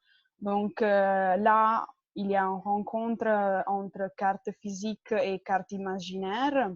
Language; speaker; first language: French; non-native, fluent; Italian